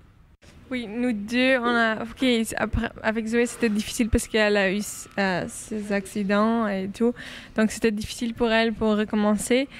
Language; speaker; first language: French; non-native, local second language; Dutch